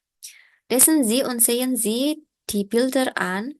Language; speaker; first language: German; non-native, fluent; Indonesian